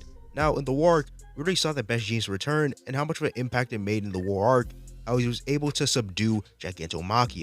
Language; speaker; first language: English; native; English